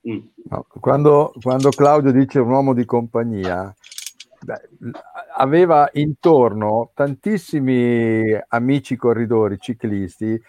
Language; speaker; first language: Italian; native; Italian